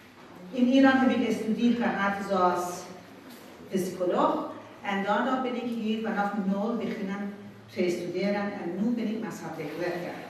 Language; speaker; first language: Dutch; non-native, fluent; Persian